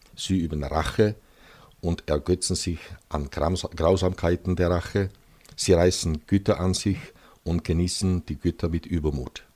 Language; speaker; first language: German; non-native, fluent; Czech